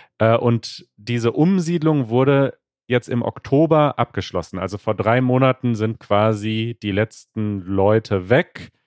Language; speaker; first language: German; native; German